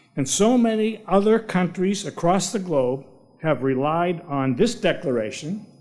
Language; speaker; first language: English; native; English